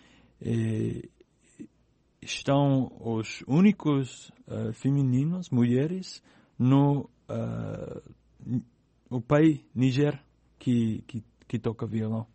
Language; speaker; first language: Portuguese; non-native, learner; English